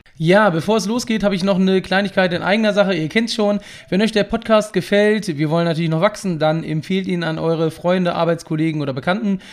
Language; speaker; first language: German; native; German